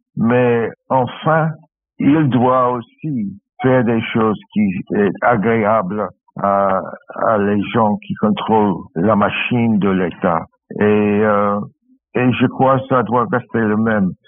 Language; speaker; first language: French; non-native, learner; English